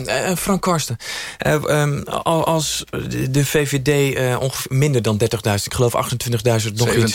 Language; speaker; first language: Dutch; native; Dutch